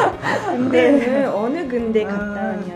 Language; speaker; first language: Korean; non-native, fluent; Japanese